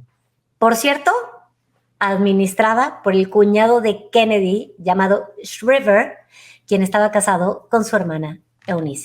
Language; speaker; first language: Spanish; native; Spanish